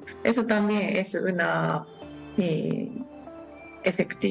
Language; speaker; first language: Spanish; non-native, learner; Japanese